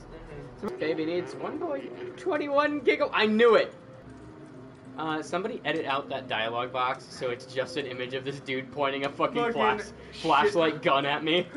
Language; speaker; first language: English; native; English